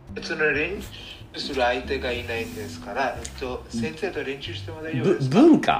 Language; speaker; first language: Japanese; non-native, learner; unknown